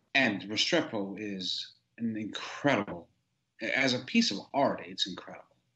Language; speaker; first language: English; native; English